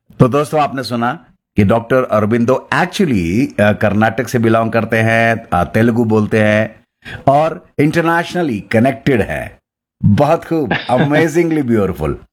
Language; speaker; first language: Hindi; native; Hindi